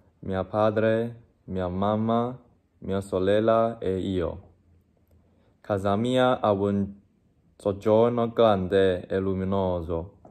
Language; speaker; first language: Italian; non-native, learner; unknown